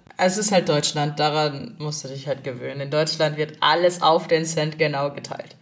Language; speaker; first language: German; native; German